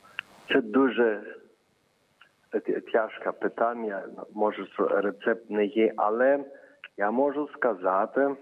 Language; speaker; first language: Ukrainian; early bilingual, heritage; Ukrainian